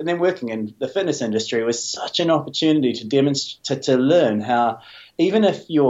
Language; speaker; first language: English; native; English